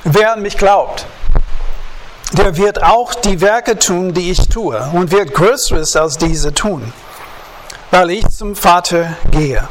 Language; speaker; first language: German; non-native, fluent; English